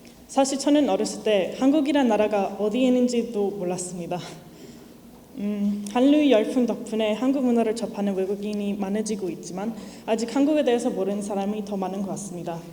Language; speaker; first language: Korean; non-native, fluent; English